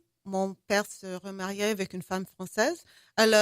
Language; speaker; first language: French; non-native, fluent; English